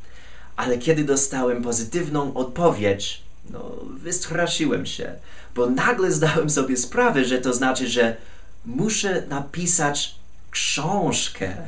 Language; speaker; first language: Polish; non-native, fluent; English